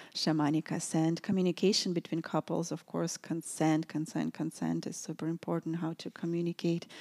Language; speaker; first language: English; non-native, fluent; Russian